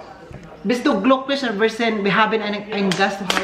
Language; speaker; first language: German; non-native, learner; Filipino